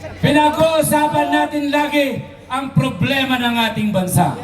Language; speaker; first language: Filipino; non-native, local second language; Iloko